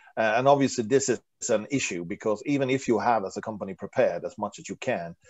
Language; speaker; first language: English; non-native, fluent; Swedish